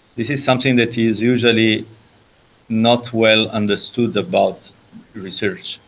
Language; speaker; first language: English; non-native, fluent; Italian